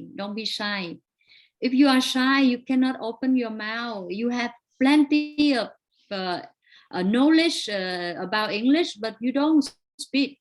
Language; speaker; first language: English; non-native, fluent; Vietnamese